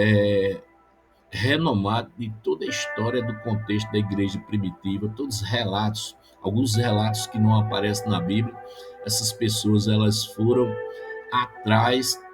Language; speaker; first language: Portuguese; native; Portuguese